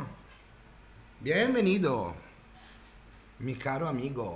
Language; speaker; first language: Spanish; non-native, learner; Italian